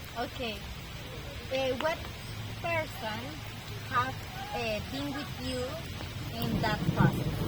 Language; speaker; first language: English; non-native, learner; Spanish